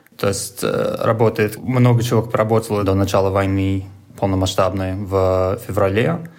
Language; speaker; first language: Russian; non-native, fluent; English